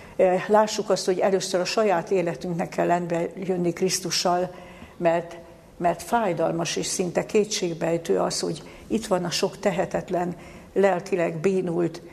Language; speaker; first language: Hungarian; native; Hungarian